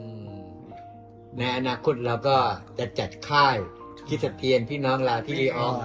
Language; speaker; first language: Thai; native; Thai